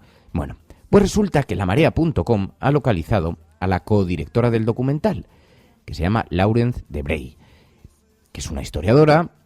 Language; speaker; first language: Spanish; native; Spanish